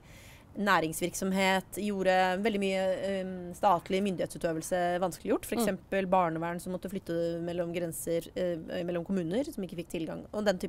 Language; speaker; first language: Norwegian; native; Norwegian